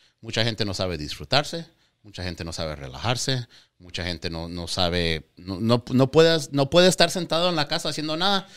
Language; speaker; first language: Spanish; native; Spanish